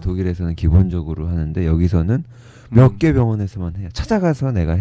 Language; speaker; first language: Korean; native; Korean